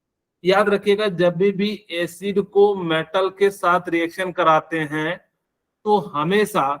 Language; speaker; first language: Hindi; native; Hindi